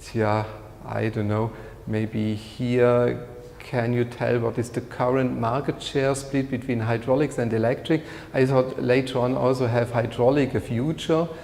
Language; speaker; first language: English; non-native, fluent; German